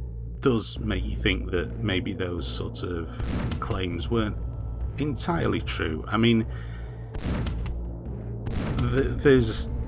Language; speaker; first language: English; native; English